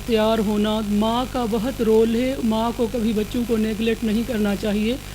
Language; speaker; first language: Urdu; non-native, local second language; Sindhi